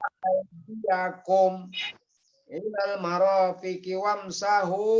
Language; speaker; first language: Arabic; non-native, fluent; Indonesian